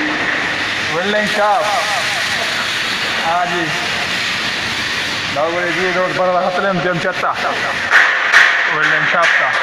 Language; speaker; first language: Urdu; non-native, local second language; Pashto